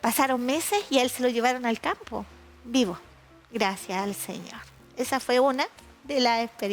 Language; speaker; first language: Spanish; native; Spanish